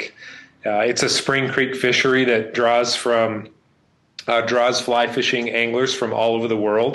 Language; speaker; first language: English; native; English